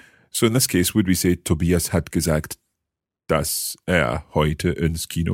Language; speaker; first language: German; non-native, fluent; English